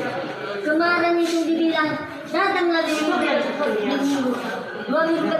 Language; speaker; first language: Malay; non-native, local second language; Nias